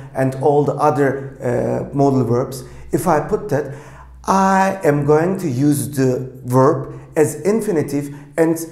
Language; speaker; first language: English; non-native, fluent; Turkish